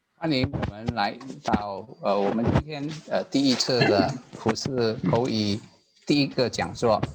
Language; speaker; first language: Chinese; non-native, learner; Indonesian